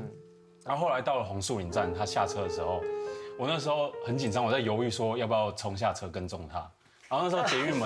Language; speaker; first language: Chinese; native; Chinese